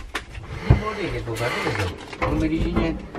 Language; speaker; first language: Italian; native; Italian